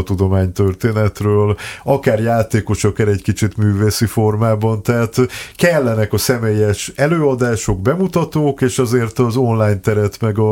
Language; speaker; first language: Hungarian; native; Hungarian